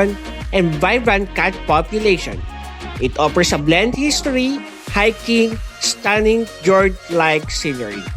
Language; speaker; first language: English; non-native, local second language; Filipino